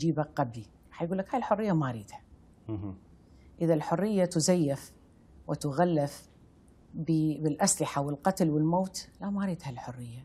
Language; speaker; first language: Arabic; native; Arabic